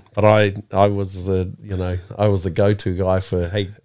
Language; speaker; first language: English; native; English